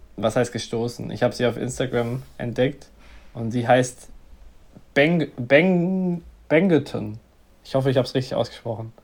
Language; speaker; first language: German; native; German